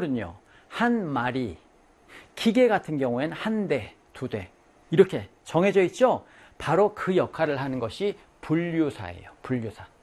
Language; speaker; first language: Korean; native; Korean